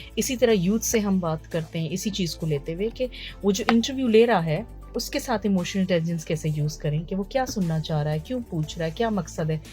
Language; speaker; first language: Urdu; early bilingual, heritage; Urdu